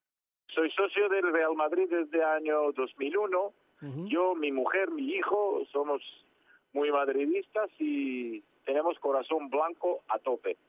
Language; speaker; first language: Spanish; non-native, fluent; Georgian